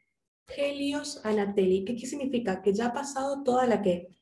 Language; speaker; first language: Spanish; native; Spanish